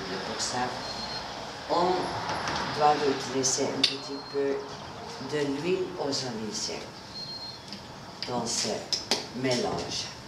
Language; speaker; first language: French; non-native, learner; Italian